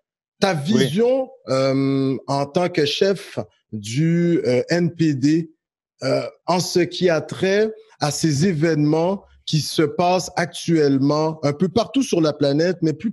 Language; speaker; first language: French; native; French